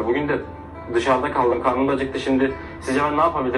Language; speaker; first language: Turkish; native; Turkish